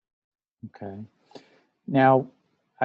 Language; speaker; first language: English; native; English